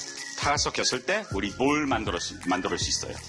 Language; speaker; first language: Korean; non-native, learner; English